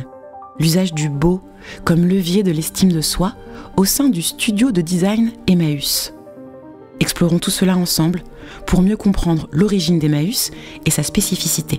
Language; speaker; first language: French; native; French